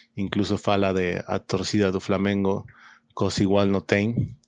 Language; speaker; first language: Portuguese; non-native, learner; Spanish